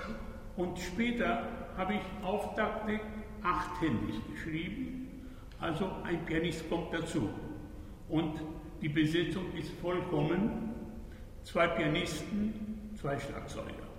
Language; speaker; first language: German; non-native, fluent; Spanish